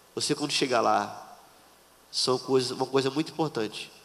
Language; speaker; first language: Portuguese; native; Portuguese